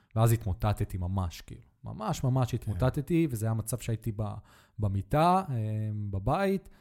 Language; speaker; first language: Hebrew; native; Hebrew